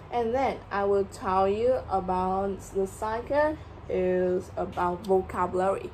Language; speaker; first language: English; non-native, learner; Vietnamese